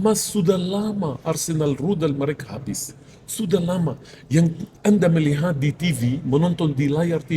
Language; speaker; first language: Indonesian; non-native, fluent; Arabic